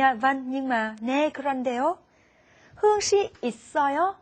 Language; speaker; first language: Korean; non-native, fluent; Vietnamese